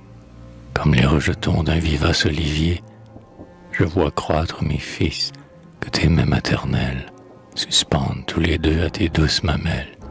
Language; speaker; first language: French; native; French